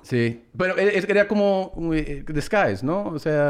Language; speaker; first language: Spanish; early bilingual, heritage; Spanish